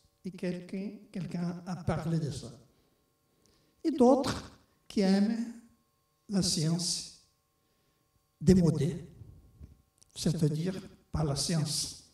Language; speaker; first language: French; non-native, fluent; Portuguese